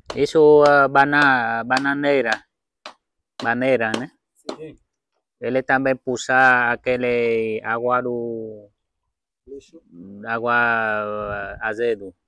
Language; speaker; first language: Portuguese; non-native, learner; Vietnamese